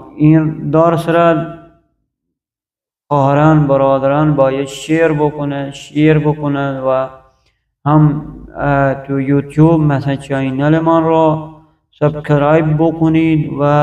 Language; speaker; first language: Persian; non-native, fluent; Urdu